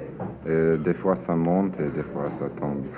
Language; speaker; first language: French; non-native, fluent; English